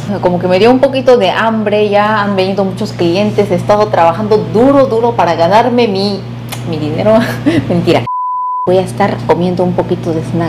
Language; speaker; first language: Spanish; non-native, fluent; Korean